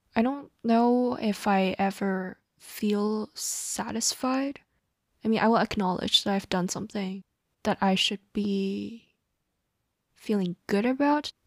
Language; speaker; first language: English; non-native, local second language; Cantonese